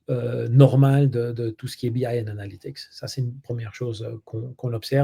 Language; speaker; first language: French; native; French